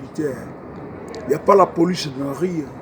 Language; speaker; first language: French; non-native, learner; Portuguese